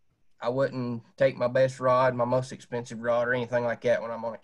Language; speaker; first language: English; native; English